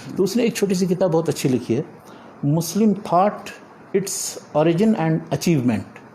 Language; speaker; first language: Urdu; native; Urdu